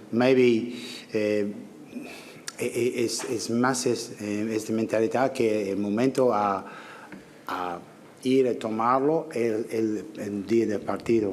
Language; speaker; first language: Spanish; non-native, learner; English